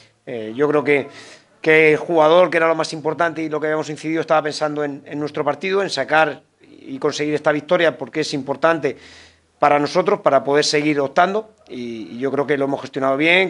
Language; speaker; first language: Spanish; native; Spanish